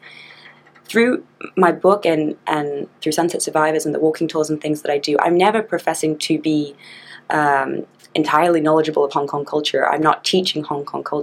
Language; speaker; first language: English; native; English